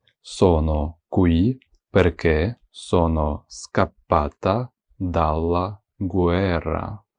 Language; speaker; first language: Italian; non-native, fluent; Ukrainian